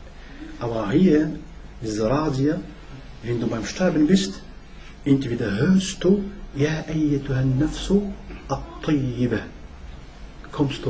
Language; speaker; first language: German; non-native, learner; Arabic